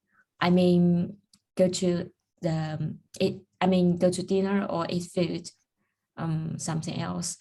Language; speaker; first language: English; non-native, learner; Chinese